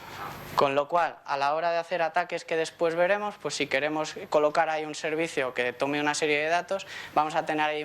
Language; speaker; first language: Spanish; native; Spanish